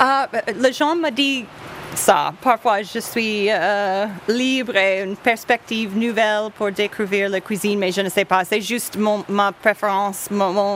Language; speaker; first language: French; non-native, learner; English